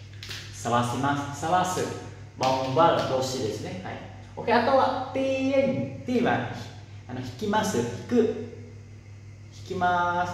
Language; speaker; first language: Japanese; non-native, fluent; Lao